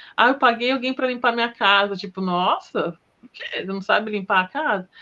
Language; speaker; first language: Portuguese; native; Portuguese